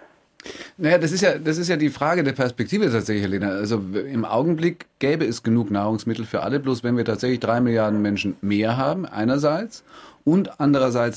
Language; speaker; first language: German; native; German